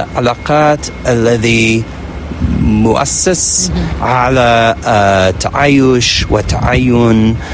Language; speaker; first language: Arabic; non-native, learner; English